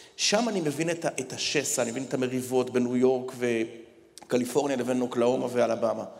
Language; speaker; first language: Hebrew; native; Hebrew